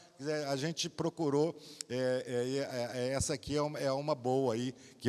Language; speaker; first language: Portuguese; native; Portuguese